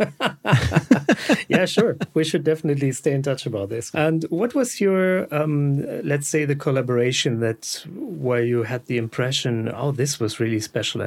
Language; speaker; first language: English; non-native, fluent; German